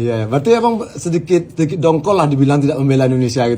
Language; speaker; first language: Indonesian; native; Indonesian